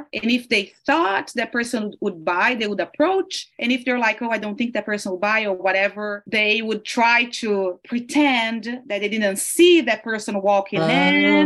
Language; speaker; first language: English; non-native, fluent; Portuguese